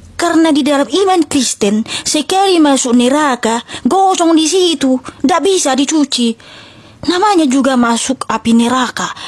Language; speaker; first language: Indonesian; native; Indonesian